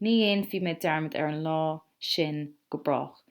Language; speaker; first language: Irish; non-native, local second language; English